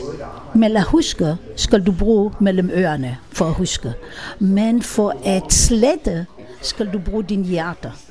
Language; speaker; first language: Danish; non-native, fluent; Hebrew